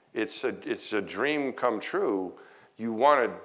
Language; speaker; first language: English; native; English